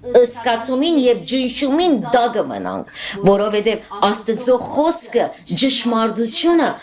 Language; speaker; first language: Armenian; early bilingual, heritage; Armenian